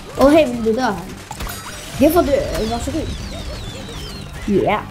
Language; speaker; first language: Swedish; early bilingual, other home language; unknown